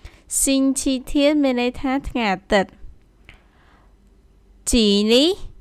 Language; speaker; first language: Chinese; non-native, fluent; Khmer